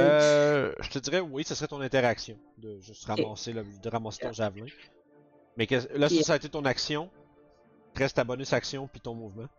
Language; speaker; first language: French; native; French